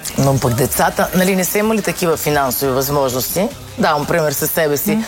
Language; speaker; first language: Bulgarian; native; Bulgarian